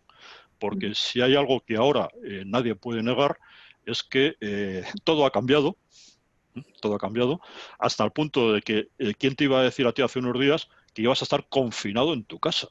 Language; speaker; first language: Spanish; native; Spanish